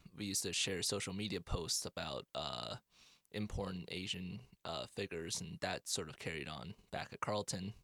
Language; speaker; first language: English; non-native, fluent; Chinese